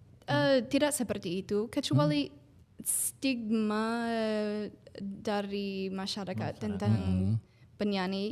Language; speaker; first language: Indonesian; non-native, fluent; English